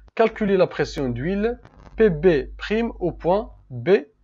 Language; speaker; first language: French; non-native, local second language; Arabic